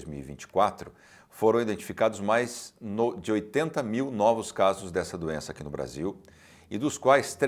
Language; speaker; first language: Portuguese; native; Portuguese